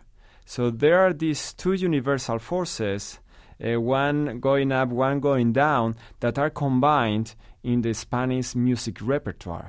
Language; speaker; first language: English; non-native, fluent; Spanish